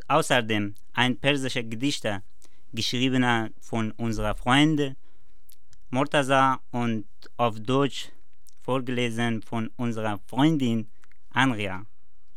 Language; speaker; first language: German; non-native, learner; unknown